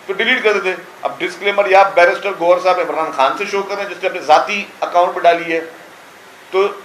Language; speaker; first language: Urdu; non-native, local second language; Sindhi